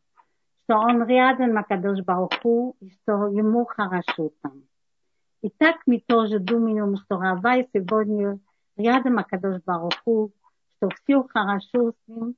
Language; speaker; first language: Russian; non-native, learner; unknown